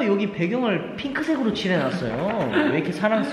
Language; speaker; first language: Korean; native; Korean